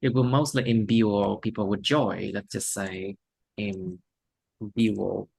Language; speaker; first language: English; non-native, fluent; Vietnamese